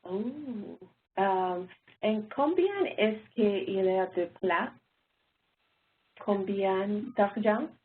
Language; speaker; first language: French; non-native, learner; English